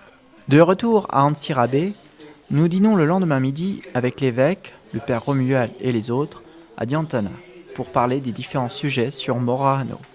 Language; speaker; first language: French; native; French